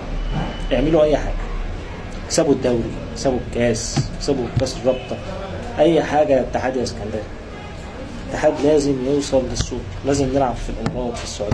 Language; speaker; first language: Arabic; native; Arabic